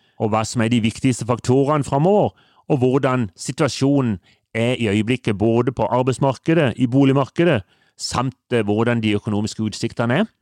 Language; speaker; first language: Norwegian; native; Norwegian